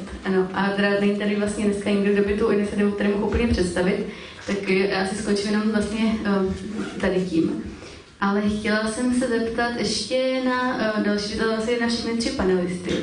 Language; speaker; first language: Czech; native; Czech